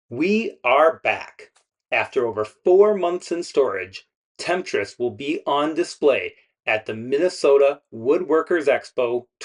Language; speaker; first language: English; native; English